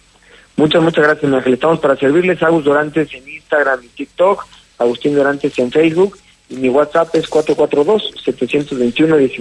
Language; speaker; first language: Spanish; native; Spanish